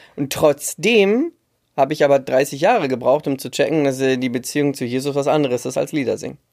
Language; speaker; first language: German; native; German